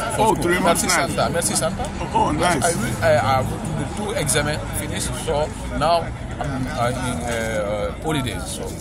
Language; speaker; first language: English; non-native, learner; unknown